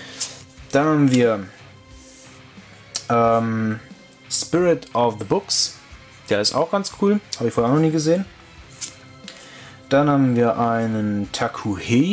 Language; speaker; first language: German; native; German